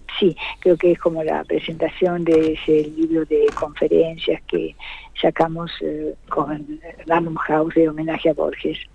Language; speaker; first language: Spanish; native; Spanish